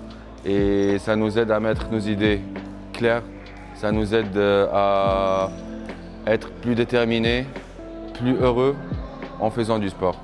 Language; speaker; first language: French; non-native, local second language; Arabic